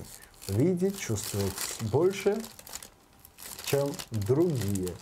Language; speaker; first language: Russian; non-native, learner; Georgian